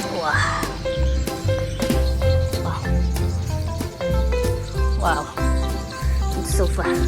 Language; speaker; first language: English; non-native, learner; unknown